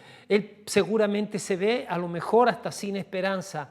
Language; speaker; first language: Spanish; native; Spanish